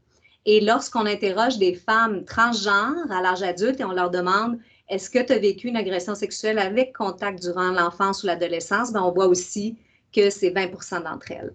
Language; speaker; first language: French; native; French